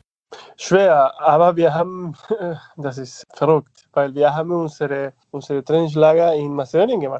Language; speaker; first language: German; non-native, learner; Spanish